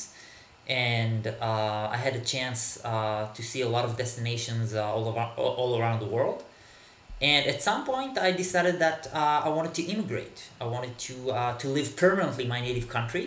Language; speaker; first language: English; non-native, fluent; Hebrew